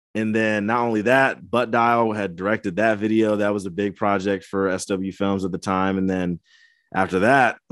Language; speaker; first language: English; native; English